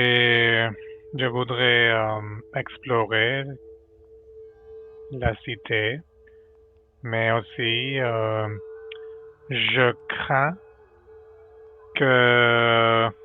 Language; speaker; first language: French; non-native, learner; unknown